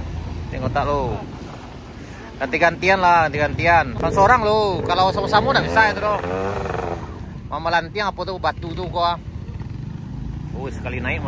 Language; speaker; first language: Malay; non-native, local second language; Minangkabau